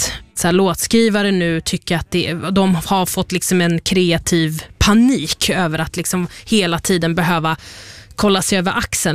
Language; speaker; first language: Swedish; native; Swedish